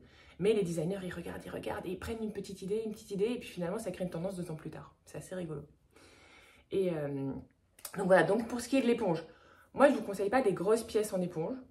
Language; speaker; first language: French; native; French